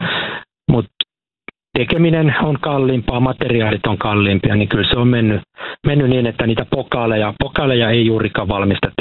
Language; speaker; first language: Finnish; native; Finnish